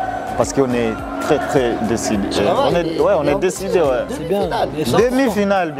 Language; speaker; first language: French; non-native, local second language; Rundi